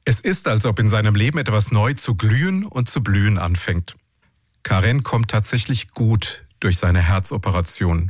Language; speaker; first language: German; native; German